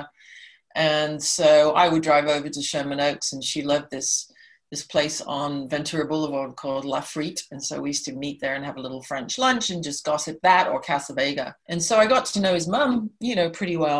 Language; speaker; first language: English; native; English